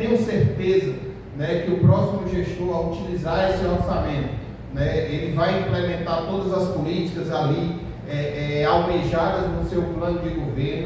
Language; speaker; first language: Portuguese; native; Portuguese